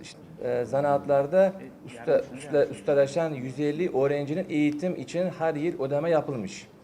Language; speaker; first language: Turkish; non-native, learner; Uzbek